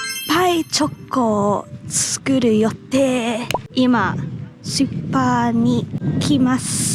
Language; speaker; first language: Japanese; non-native, learner; English